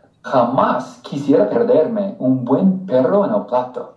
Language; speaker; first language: Spanish; non-native, fluent; English